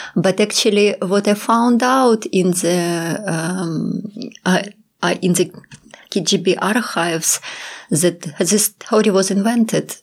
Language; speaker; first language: English; non-native, fluent; Russian